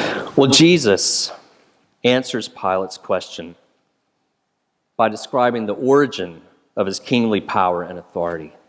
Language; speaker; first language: English; native; English